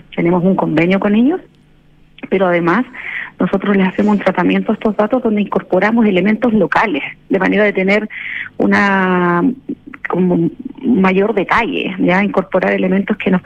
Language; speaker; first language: Spanish; native; Spanish